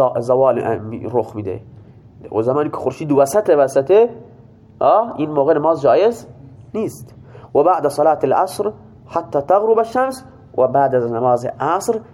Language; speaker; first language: Persian; non-native, local second language; Baluchi